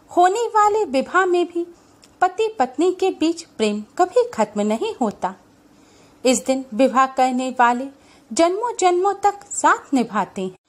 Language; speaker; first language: Hindi; native; Hindi